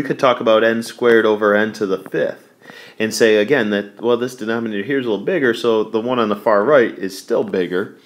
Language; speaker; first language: English; native; English